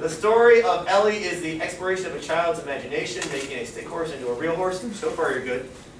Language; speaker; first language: English; native; English